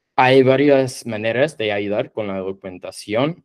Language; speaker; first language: Spanish; non-native, fluent; English